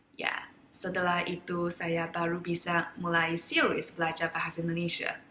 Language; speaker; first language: Indonesian; non-native, fluent; Chinese